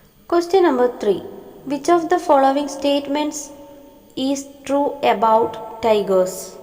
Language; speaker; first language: English; non-native, local second language; Malayalam